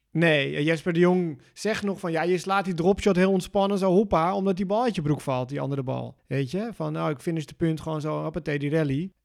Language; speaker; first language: Dutch; native; Dutch